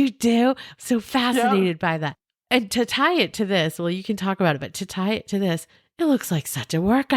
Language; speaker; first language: English; native; English